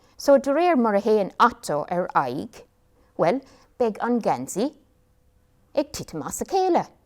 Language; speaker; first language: Irish; non-native, local second language; English